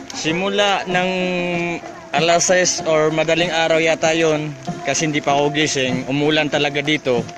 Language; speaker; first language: Filipino; non-native, local second language; Maranao